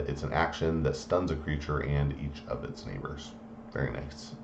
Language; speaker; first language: English; native; English